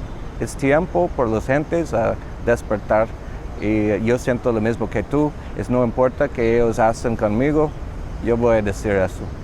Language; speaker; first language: Spanish; non-native, learner; English